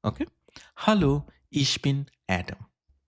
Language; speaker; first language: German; non-native, fluent; Bangla